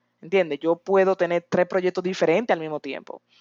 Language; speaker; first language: Spanish; native; Spanish